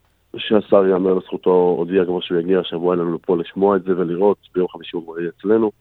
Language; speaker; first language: Hebrew; native; Hebrew